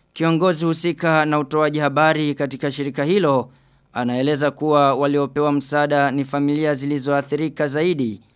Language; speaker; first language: Swahili; non-native, local second language; Rundi